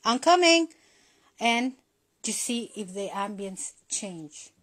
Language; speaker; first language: English; non-native, learner; Spanish